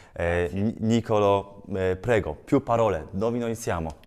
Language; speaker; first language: Italian; non-native, learner; Polish